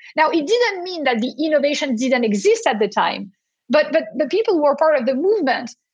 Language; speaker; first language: English; non-native, fluent; French